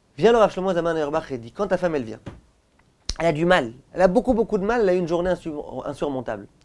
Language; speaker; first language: French; native; French